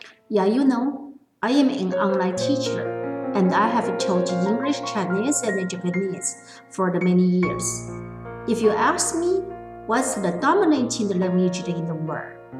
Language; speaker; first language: English; non-native, fluent; Chinese